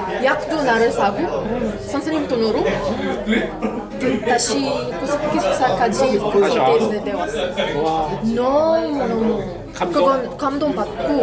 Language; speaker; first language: Korean; non-native, learner; Arabic